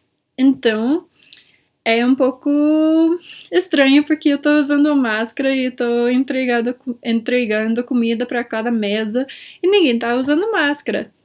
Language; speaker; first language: Portuguese; early bilingual, heritage; Portuguese